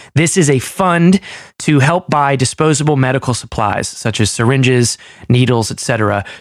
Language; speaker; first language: English; native; English